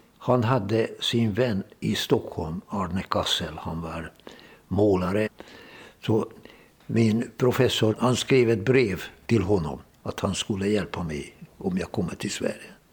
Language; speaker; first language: Swedish; non-native, fluent; Hungarian